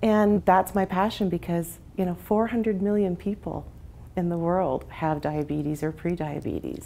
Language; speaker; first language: English; native; English